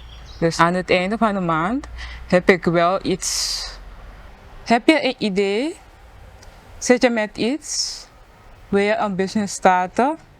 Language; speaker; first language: Dutch; non-native, local second language; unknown